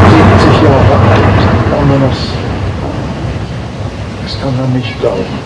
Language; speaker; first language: German; early bilingual, heritage; German